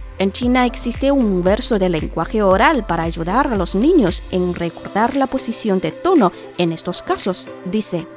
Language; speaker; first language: Spanish; non-native, fluent; Chinese